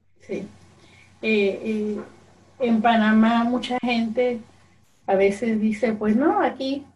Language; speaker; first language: Spanish; early bilingual, other home language; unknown